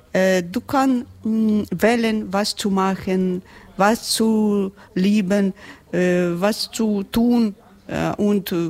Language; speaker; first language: German; non-native, learner; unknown